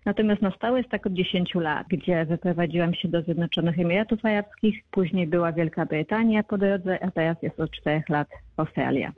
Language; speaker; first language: Polish; native; Polish